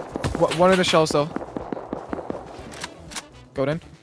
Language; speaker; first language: English; native; English